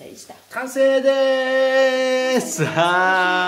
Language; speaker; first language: Japanese; native; Japanese